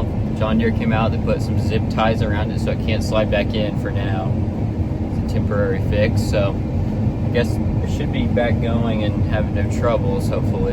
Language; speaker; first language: English; native; English